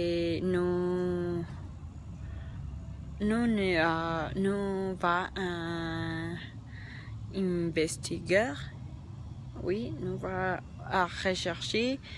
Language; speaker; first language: French; non-native, learner; Spanish